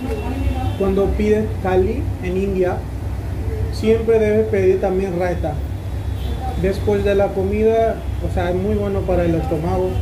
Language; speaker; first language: Spanish; non-native, fluent; Hindi